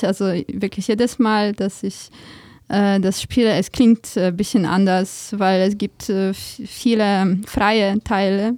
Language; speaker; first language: German; non-native, fluent; Polish